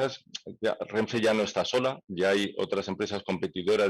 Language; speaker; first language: Spanish; native; Spanish